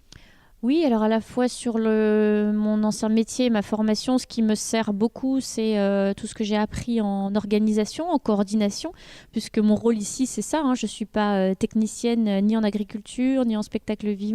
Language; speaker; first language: French; native; French